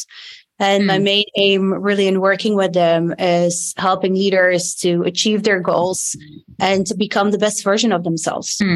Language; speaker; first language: English; non-native, fluent; Dutch